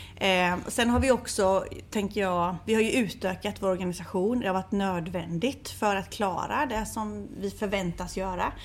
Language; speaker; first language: Swedish; native; Swedish